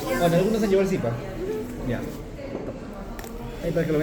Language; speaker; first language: Spanish; native; Spanish